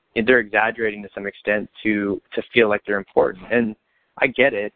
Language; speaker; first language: English; native; English